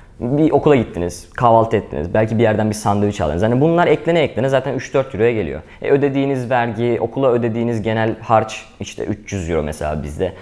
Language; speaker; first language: Turkish; native; Turkish